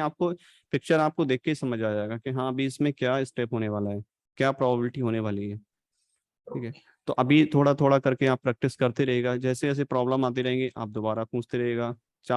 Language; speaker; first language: Hindi; native; Hindi